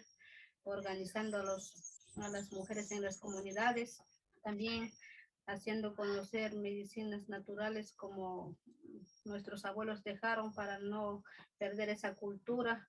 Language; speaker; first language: Spanish; non-native, local second language; Quechua